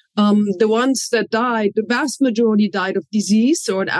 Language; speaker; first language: English; non-native, fluent; German